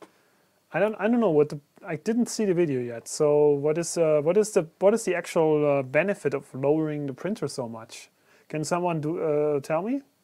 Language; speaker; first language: English; non-native, fluent; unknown